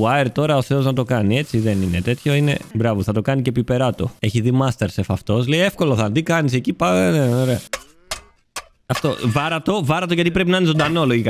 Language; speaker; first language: Greek; native; Greek